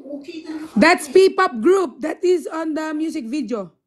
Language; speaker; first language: English; non-native, learner; Filipino